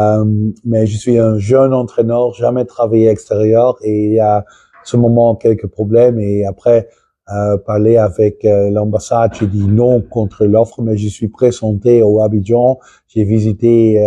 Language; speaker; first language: French; non-native, fluent; Dutch